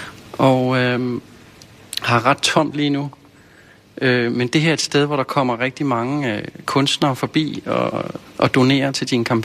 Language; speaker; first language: Danish; native; Danish